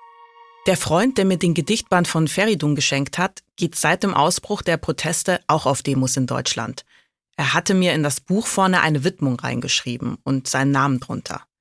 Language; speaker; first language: German; native; German